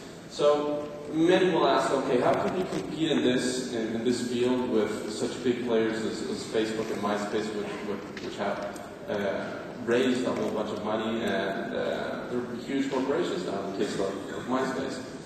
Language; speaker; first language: English; non-native, fluent; Spanish